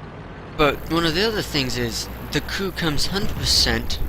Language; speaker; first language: English; native; English